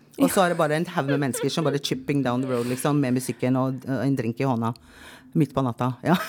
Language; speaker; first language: Norwegian; non-native, fluent; English